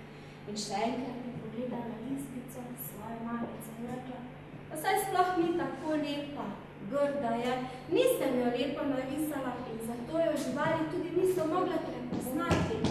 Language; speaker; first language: Slovenian; native; Slovenian